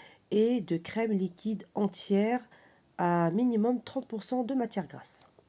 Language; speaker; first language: French; native; French